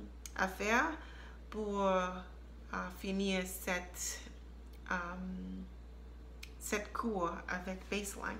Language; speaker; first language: French; non-native, learner; English